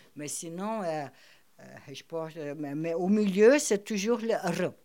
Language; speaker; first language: French; non-native, fluent; Portuguese